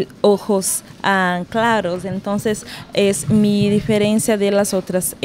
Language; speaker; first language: Spanish; non-native, learner; Portuguese